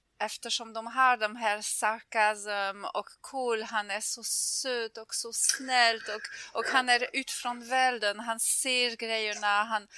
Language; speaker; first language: Swedish; non-native, fluent; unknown